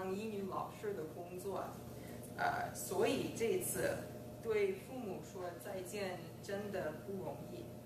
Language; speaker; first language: Chinese; non-native, fluent; English